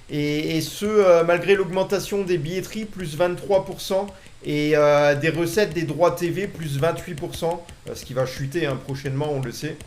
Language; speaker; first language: French; native; French